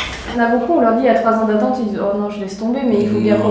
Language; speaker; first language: French; native; French